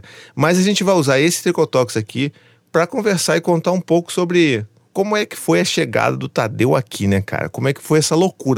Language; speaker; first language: Portuguese; native; Portuguese